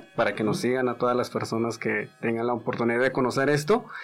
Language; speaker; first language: Spanish; non-native, local second language; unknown